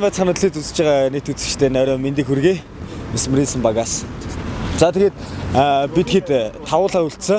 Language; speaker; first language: Mongolian; native; Mongolian